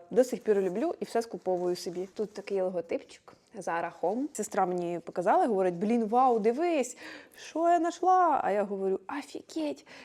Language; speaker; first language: Ukrainian; non-native, local second language; Russian